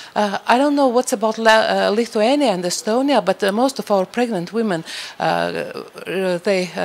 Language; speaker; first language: English; non-native, fluent; Latvian